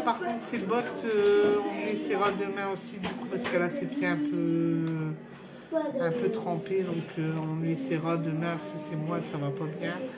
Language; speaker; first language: French; native; French